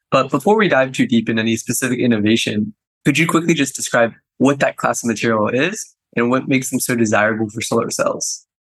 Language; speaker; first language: English; native; English